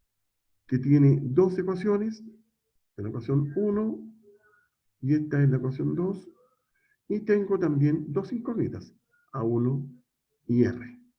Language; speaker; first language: Spanish; native; Spanish